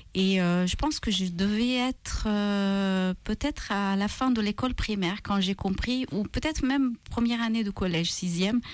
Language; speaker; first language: French; non-native, fluent; Maltese